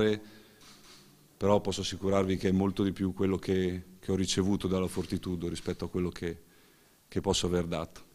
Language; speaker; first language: Italian; native; Italian